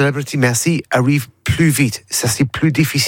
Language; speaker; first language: French; non-native, learner; English